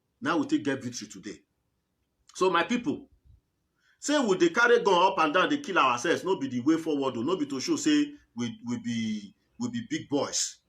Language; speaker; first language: Nigerian Pidgin; native; Nigerian Pidgin